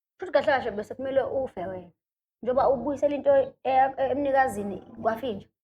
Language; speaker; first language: Zulu; non-native, local second language; Swati